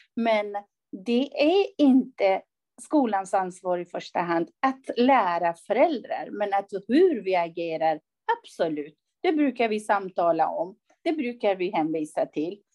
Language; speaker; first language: Swedish; non-native, fluent; Persian